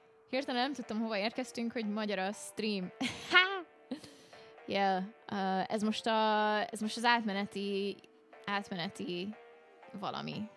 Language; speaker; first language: Hungarian; native; Hungarian